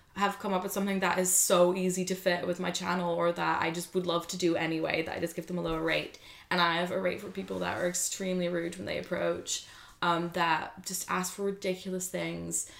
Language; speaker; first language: English; non-native, fluent; Dutch